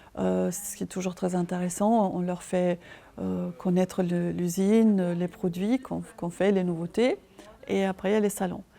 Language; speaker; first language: French; non-native, fluent; German